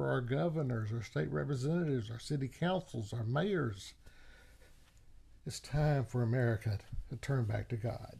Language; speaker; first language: English; native; English